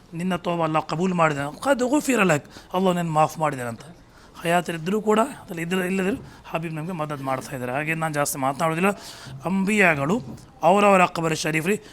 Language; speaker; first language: Kannada; non-native, local second language; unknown